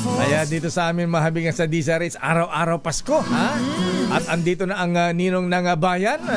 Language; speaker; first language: Filipino; non-native, local second language; Iloko